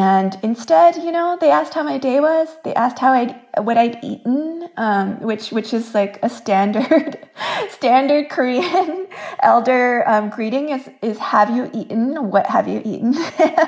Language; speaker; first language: English; early bilingual, other home language; Korean